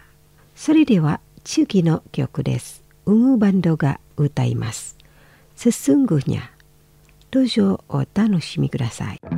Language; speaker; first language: Japanese; non-native, fluent; Indonesian